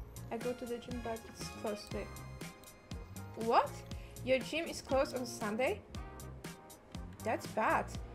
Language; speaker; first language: English; non-native, fluent; Polish